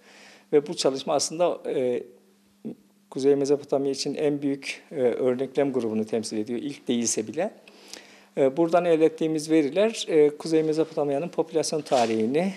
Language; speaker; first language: Turkish; native; Turkish